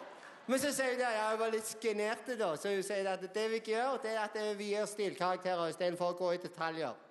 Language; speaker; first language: Norwegian; native; Norwegian